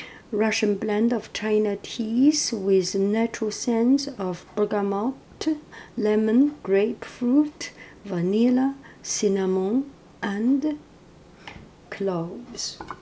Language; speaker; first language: English; non-native, fluent; Chinese